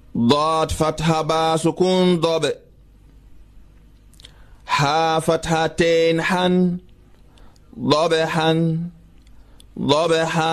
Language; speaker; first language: Arabic; non-native, fluent; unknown